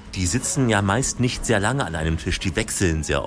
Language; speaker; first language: German; native; German